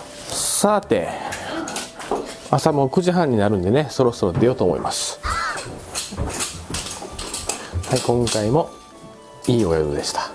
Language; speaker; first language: Japanese; native; Japanese